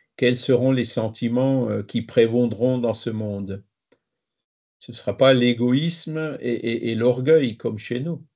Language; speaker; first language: French; native; French